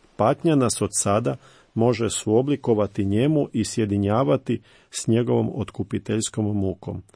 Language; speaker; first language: Croatian; native; Croatian